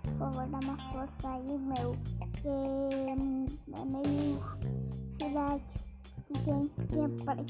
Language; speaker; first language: Portuguese; non-native, learner; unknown